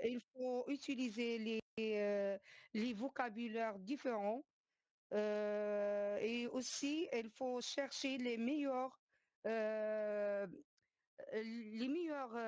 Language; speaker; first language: French; non-native, learner; Arabic